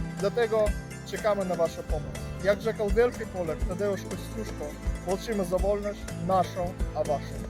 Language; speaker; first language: Polish; non-native, fluent; Ukrainian